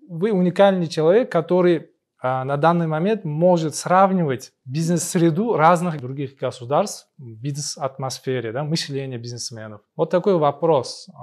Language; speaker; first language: Russian; non-native, local second language; Uzbek